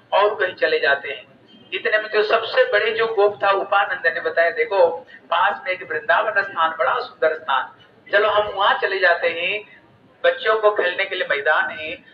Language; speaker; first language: Hindi; native; Hindi